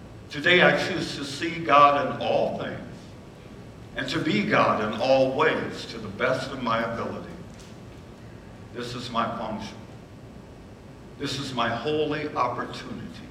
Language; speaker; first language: English; native; English